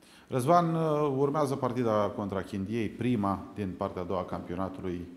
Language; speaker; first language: Romanian; native; Romanian